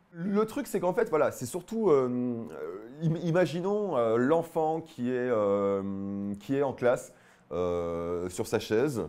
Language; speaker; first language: French; native; French